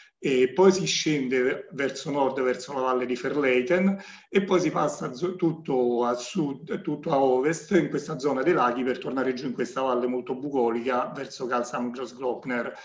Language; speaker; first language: Italian; native; Italian